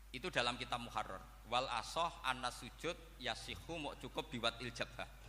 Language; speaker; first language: Indonesian; non-native, local second language; Javanese